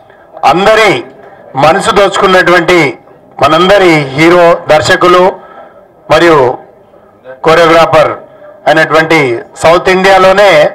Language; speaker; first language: Telugu; native; Telugu